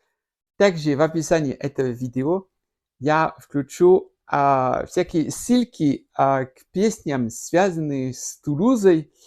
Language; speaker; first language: Russian; non-native, fluent; French